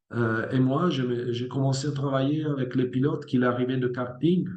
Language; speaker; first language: French; non-native, fluent; Italian